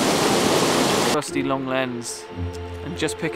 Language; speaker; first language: English; native; English